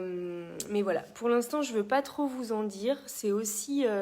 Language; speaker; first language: French; native; French